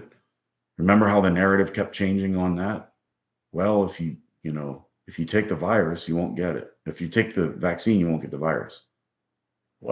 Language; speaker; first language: English; native; English